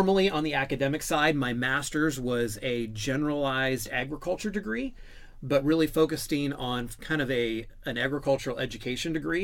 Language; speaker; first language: English; native; English